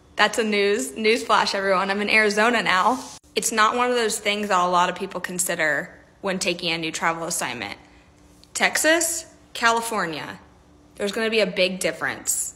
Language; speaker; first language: English; native; English